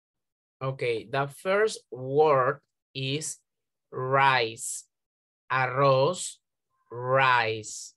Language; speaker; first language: English; non-native, learner; Spanish